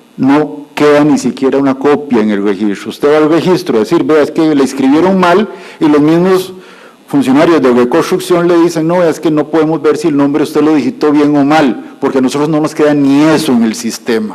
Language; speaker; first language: Spanish; native; Spanish